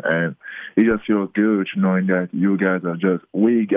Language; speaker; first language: English; non-native, local second language; French